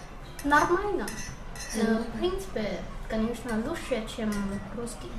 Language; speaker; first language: Russian; non-native, fluent; Chinese